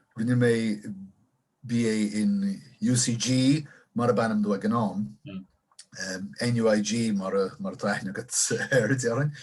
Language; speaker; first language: Irish; non-native, local second language; English